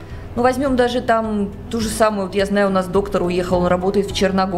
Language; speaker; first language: Russian; native; Russian